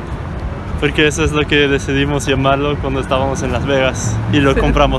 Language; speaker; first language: Spanish; non-native, fluent; English